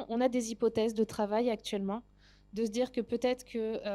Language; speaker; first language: French; native; French